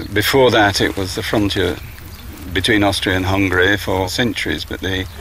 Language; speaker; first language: English; native; English